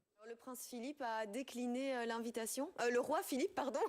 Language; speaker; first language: French; native; French